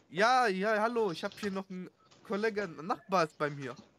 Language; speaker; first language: German; native; German